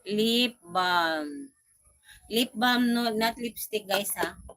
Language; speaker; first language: English; non-native, local second language; Filipino